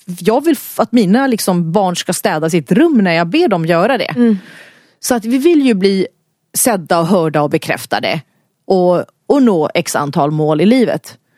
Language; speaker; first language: Swedish; early bilingual, other home language; Finnish